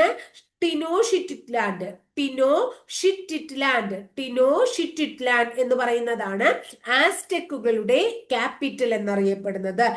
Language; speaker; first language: Malayalam; native; Malayalam